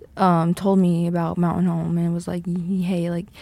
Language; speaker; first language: English; native; English